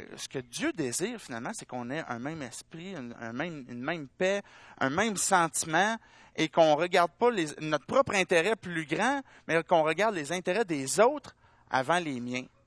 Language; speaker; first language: French; native; French